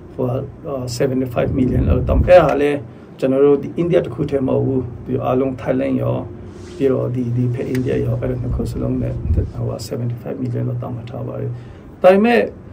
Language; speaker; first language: Burmese; non-native, local second language; Hakha Chin